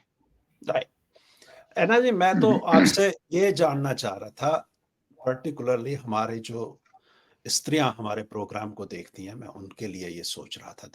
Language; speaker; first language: Hindi; native; Hindi